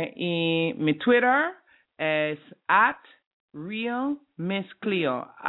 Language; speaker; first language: Spanish; non-native, learner; English